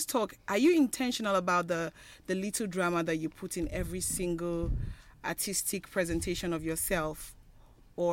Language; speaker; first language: English; non-native, local second language; Igbo